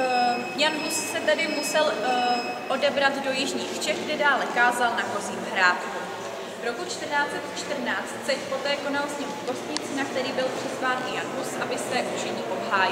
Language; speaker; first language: Czech; native; Czech